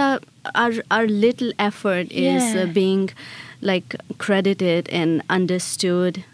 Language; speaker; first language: English; non-native, local second language; Khowar